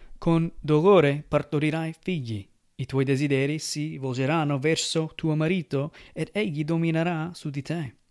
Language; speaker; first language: Italian; non-native, fluent; English